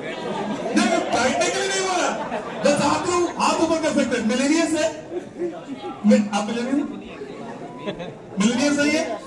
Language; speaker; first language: Hindi; non-native, fluent; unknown